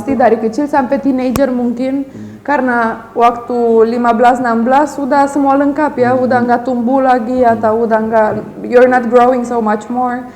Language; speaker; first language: Indonesian; non-native, fluent; Romanian